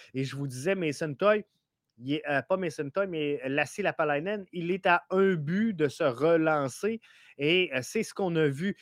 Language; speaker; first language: French; native; French